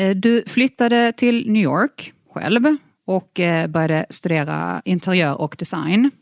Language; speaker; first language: Swedish; native; Swedish